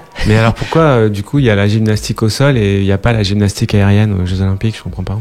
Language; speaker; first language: French; native; French